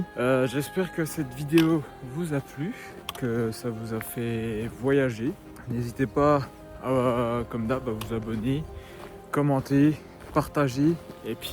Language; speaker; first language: French; native; French